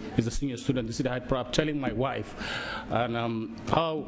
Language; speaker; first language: English; non-native, learner; Somali